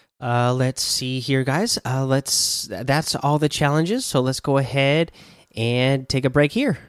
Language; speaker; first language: English; native; English